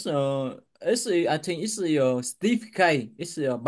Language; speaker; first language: English; non-native, learner; Vietnamese